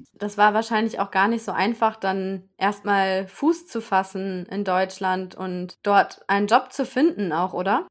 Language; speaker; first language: German; native; German